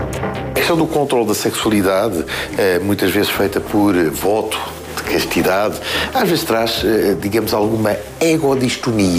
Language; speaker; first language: Portuguese; native; Portuguese